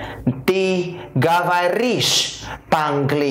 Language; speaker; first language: Russian; non-native, learner; English